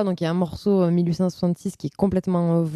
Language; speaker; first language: French; native; French